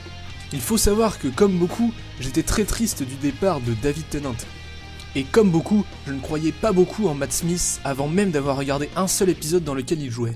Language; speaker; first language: French; native; French